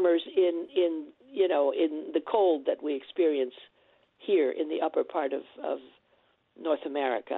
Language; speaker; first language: English; non-native, fluent; French